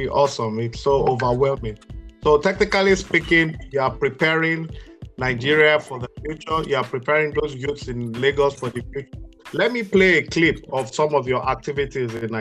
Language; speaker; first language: English; non-native, local second language; Yoruba